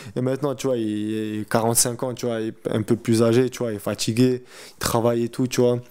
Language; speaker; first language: French; early bilingual, other home language; Chechen